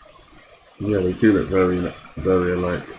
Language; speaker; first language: English; native; English